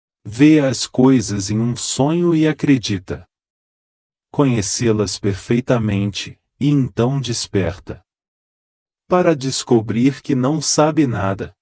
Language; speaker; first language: Portuguese; native; Portuguese